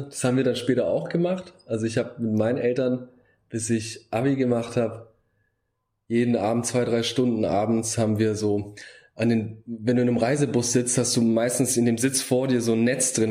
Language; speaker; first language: German; early bilingual, other home language; Bosnian